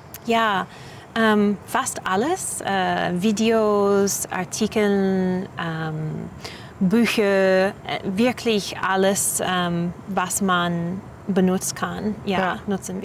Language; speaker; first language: German; non-native, learner; English